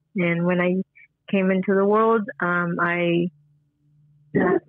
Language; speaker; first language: English; early bilingual, other home language; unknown